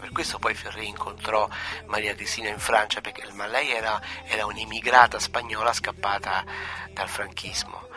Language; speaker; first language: Italian; native; Italian